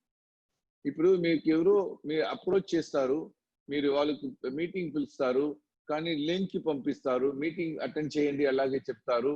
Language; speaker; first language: Telugu; non-native, local second language; Tamil